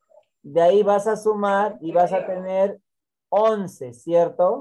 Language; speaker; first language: Spanish; native; Spanish